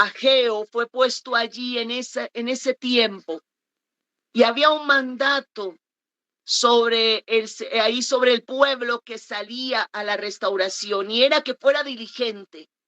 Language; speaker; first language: Spanish; native; Spanish